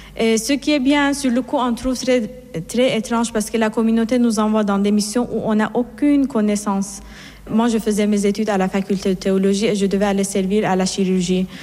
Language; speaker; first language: French; non-native, fluent; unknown